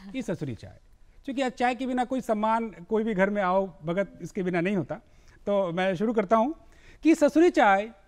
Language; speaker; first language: Hindi; non-native, local second language; Magahi